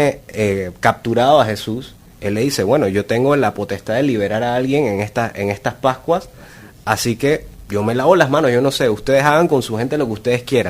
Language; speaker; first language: Spanish; native; Spanish